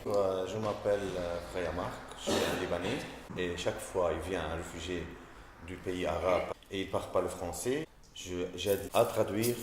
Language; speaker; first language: French; non-native, local second language; Arabic